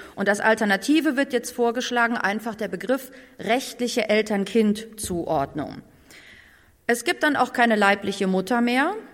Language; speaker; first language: German; native; German